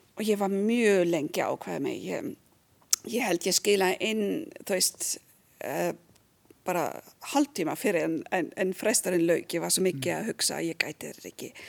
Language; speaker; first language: Icelandic; non-native, fluent; German